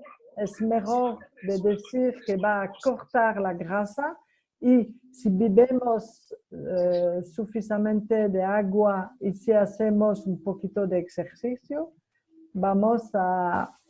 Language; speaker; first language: Spanish; non-native, fluent; French